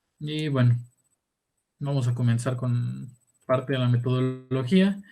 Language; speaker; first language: Spanish; native; Spanish